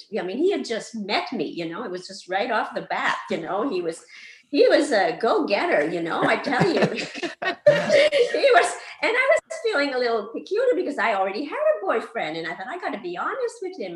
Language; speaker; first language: English; non-native, fluent; French